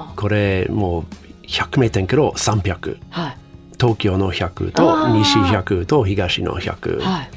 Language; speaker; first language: Japanese; non-native, learner; English